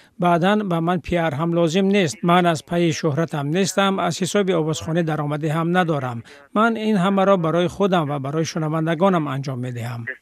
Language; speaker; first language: Tajik; non-native, local second language; Shughni